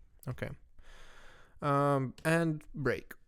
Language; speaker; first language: English; non-native, fluent; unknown